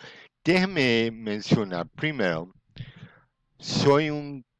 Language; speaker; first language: Spanish; non-native, fluent; English